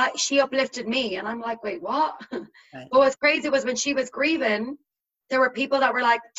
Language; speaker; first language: English; native; English